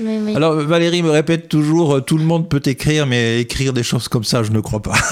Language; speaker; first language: French; native; French